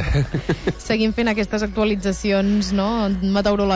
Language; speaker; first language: Catalan; native; Catalan